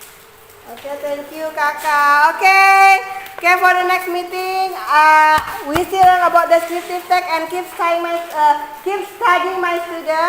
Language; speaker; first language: English; non-native, learner; Indonesian